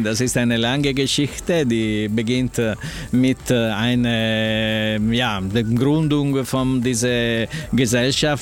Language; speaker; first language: German; non-native, learner; Italian